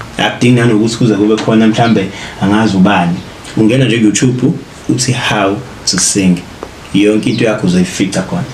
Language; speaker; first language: Zulu; native; Zulu